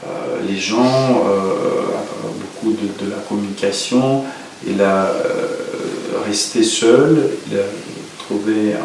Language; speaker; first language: French; non-native, fluent; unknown